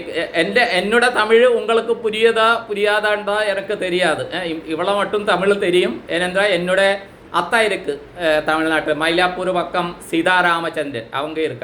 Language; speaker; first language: Tamil; non-native, learner; Malayalam